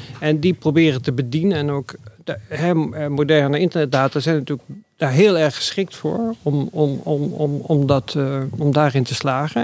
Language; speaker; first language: Dutch; native; Dutch